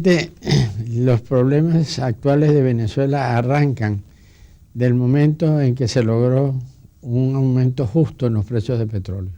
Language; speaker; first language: Spanish; native; Spanish